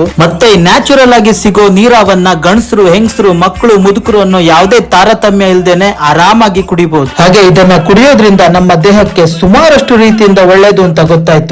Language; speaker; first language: Kannada; native; Kannada